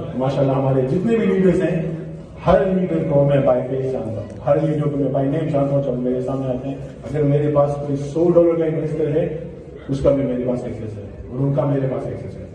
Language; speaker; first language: Urdu; early bilingual, heritage; Urdu